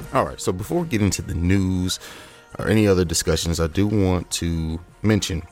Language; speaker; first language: English; native; English